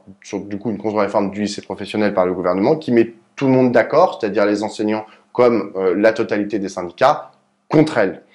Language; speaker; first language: French; native; French